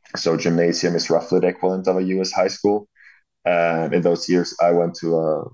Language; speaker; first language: English; non-native, fluent; Swedish